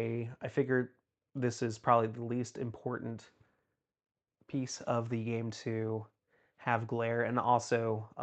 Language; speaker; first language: English; native; English